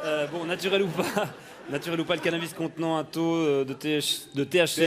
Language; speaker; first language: French; native; French